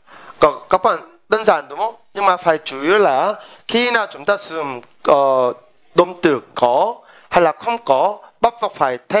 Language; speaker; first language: Vietnamese; non-native, fluent; Korean